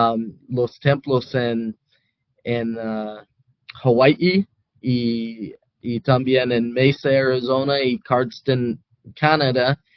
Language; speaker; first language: Spanish; non-native, fluent; English